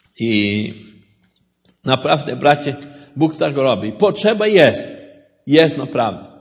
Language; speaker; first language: Polish; non-native, learner; Portuguese